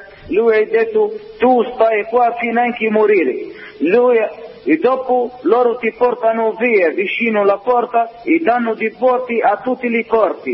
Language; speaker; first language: Italian; non-native, learner; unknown